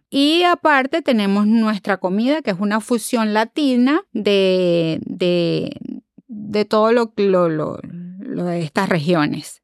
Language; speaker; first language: Spanish; native; Spanish